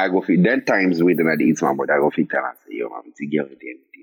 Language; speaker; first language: English; non-native, local second language; Akan